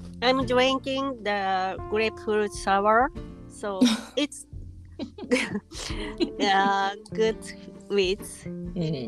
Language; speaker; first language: English; non-native, learner; Japanese